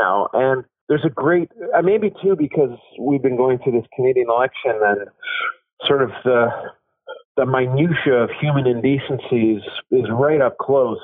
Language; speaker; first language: English; native; English